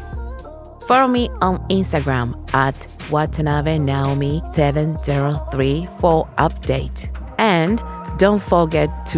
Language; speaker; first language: English; non-native, learner; Japanese